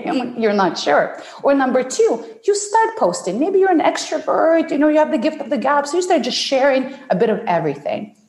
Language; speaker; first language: English; non-native, fluent; Ukrainian